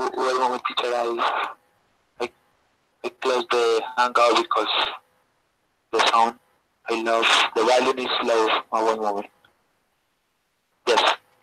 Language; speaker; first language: English; non-native, learner; Spanish